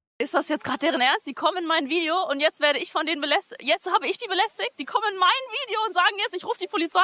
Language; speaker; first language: German; early bilingual, other home language; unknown